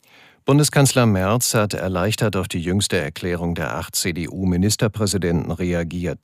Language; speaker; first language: German; native; German